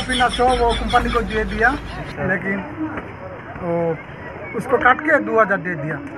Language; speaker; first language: Hindi; non-native, local second language; Bangla